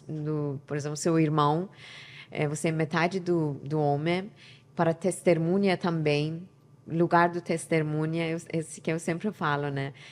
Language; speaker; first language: Portuguese; non-native, learner; Persian